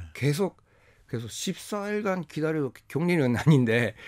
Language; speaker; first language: Korean; non-native, fluent; Japanese